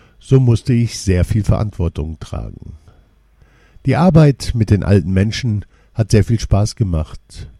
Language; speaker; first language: German; non-native, fluent; Portuguese